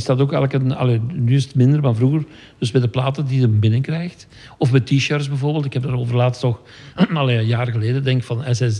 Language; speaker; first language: Dutch; native; Dutch